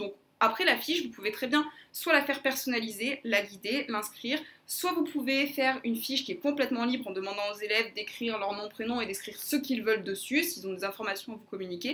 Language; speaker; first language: French; native; French